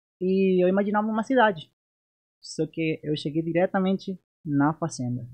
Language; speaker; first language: Portuguese; non-native, fluent; Spanish